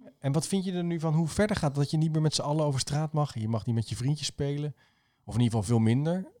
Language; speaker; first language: Dutch; native; Dutch